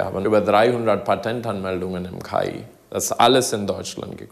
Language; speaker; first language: German; non-native, learner; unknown